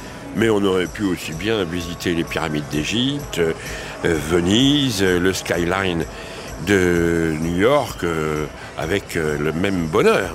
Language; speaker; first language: French; native; French